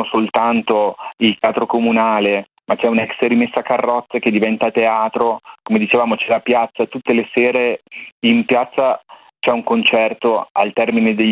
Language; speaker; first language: Italian; native; Italian